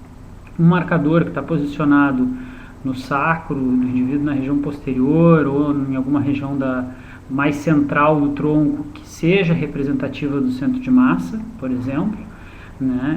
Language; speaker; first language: Portuguese; native; Portuguese